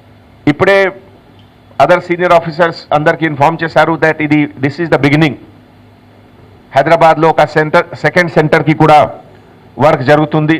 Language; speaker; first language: Telugu; non-native, local second language; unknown